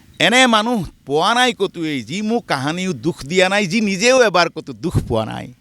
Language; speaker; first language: Assamese; native; Assamese